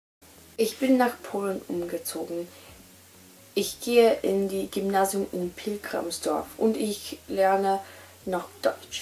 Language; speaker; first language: German; non-native, learner; Polish